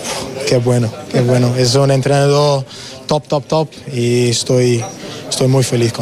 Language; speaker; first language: Spanish; non-native, learner; English